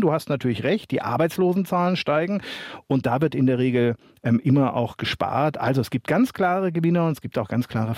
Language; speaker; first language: German; native; German